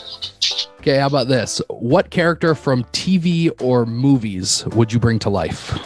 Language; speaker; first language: English; native; English